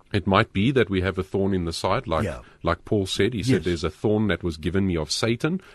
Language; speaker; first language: English; native; English